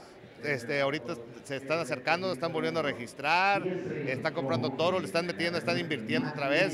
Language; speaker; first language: Spanish; native; Spanish